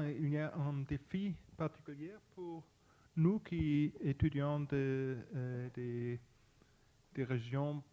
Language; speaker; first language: French; non-native, fluent; Spanish